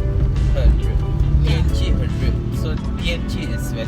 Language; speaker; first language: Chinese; non-native, learner; Tamil